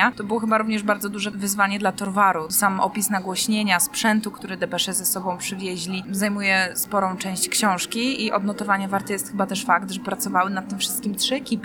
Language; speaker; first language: Polish; native; Polish